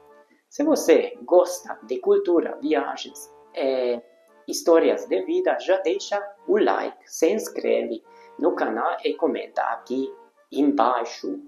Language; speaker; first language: Portuguese; non-native, fluent; Hungarian